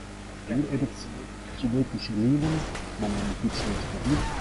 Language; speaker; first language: German; native; German